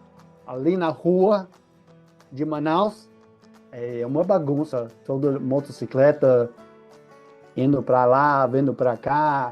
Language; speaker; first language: Portuguese; non-native, fluent; English